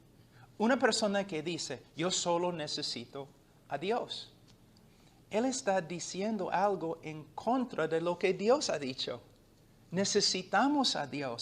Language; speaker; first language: Spanish; non-native, fluent; English